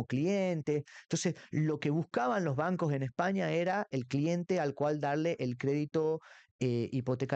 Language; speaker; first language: Spanish; native; Spanish